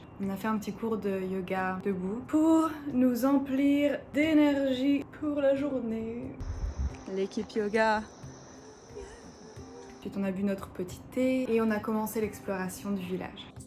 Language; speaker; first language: French; native; French